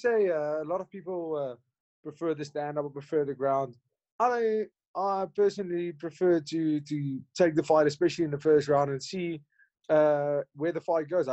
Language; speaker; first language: English; non-native, local second language; Afrikaans